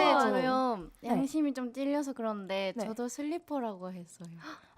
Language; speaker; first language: Korean; non-native, fluent; Japanese